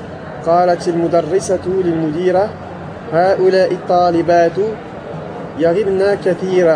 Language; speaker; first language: Arabic; non-native, learner; French